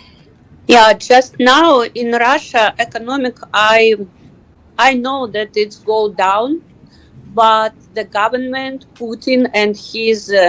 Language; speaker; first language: English; non-native, learner; Russian